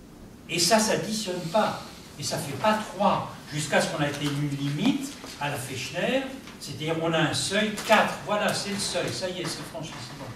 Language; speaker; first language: French; native; French